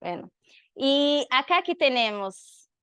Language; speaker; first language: Spanish; non-native, learner; Portuguese